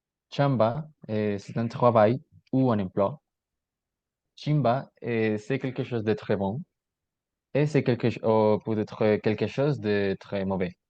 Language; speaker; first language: French; non-native, learner; Spanish